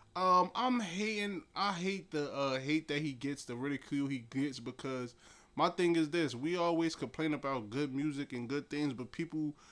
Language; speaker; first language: English; native; English